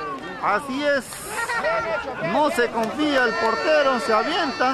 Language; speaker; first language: Spanish; native; Spanish